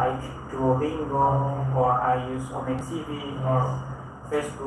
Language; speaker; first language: English; non-native, learner; Indonesian